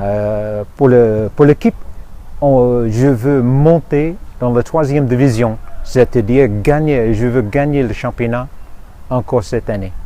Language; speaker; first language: French; non-native, fluent; English